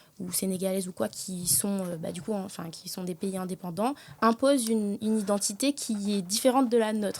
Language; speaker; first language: French; native; French